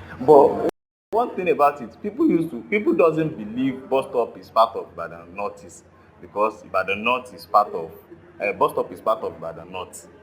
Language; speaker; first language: English; non-native, local second language; Yoruba